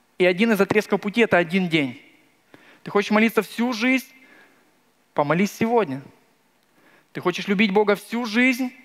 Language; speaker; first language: Russian; native; Russian